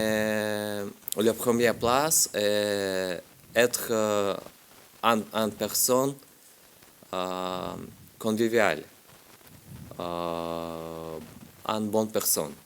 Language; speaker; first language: French; non-native, learner; Russian